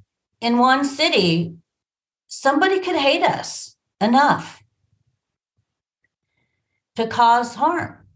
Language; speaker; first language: English; native; English